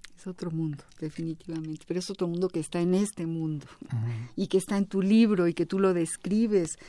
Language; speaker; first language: Spanish; native; Spanish